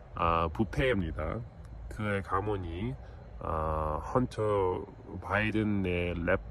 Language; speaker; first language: Korean; non-native, fluent; English